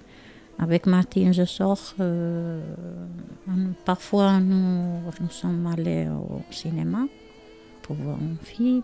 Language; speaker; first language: French; non-native, learner; Albanian